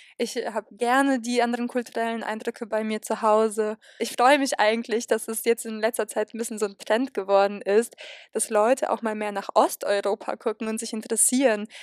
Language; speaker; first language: German; early bilingual, other home language; Polish